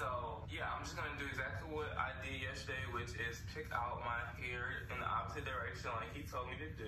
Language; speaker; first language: English; native; English